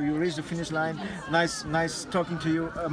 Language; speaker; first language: English; non-native, fluent; Romanian